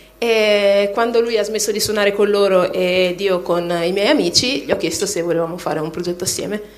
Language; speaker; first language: Italian; early bilingual, other home language; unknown